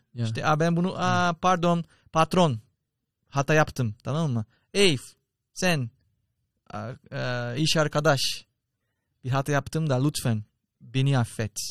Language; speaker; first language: Turkish; non-native, fluent; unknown